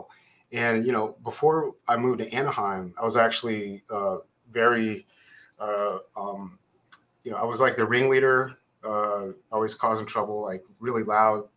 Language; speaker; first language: English; native; English